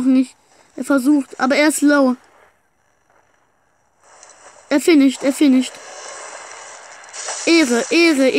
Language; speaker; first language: German; native; German